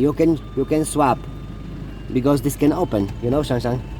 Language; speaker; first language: English; non-native, learner; Polish